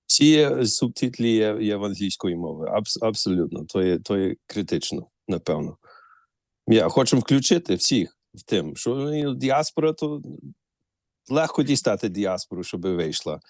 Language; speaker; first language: Ukrainian; early bilingual, heritage; Ukrainian